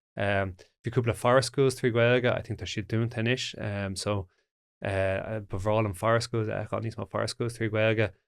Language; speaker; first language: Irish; non-native, local second language; English